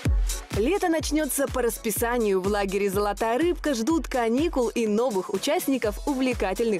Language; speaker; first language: Russian; native; Russian